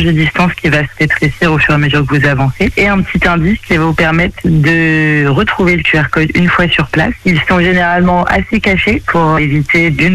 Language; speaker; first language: French; native; French